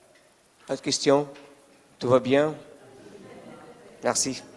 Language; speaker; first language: French; non-native, fluent; Arabic